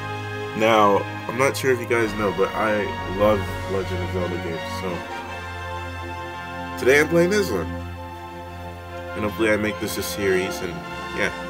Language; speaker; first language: English; native; English